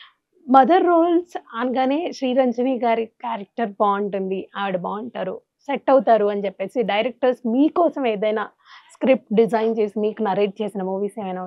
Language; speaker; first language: Telugu; native; Telugu